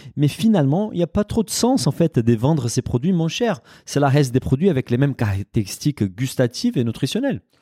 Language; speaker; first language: French; non-native, fluent; Portuguese